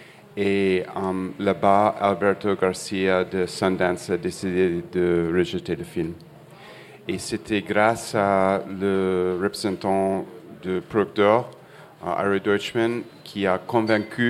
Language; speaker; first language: French; non-native, fluent; English